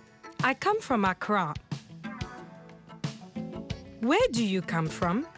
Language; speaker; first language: English; non-native, fluent; French